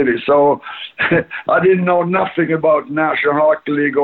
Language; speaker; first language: English; non-native, fluent; Swedish